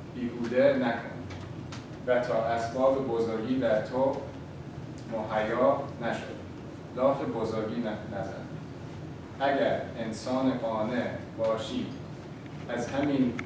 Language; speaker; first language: Persian; early bilingual, heritage; Persian